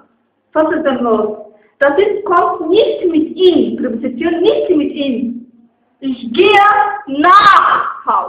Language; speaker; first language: German; non-native, fluent; Arabic